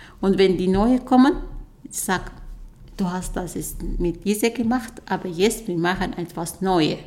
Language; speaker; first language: German; non-native, learner; Arabic